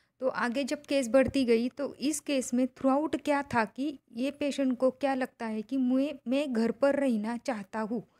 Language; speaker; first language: Hindi; non-native, local second language; Marathi